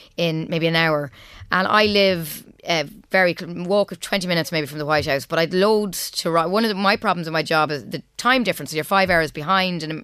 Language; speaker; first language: English; native; English